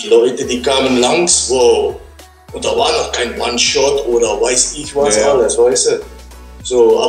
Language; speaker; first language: German; non-native, learner; Dutch